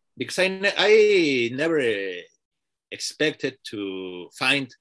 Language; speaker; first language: English; non-native, learner; Spanish